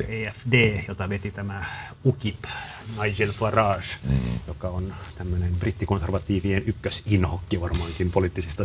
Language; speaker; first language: Finnish; native; Finnish